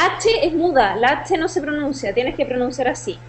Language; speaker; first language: Spanish; native; Spanish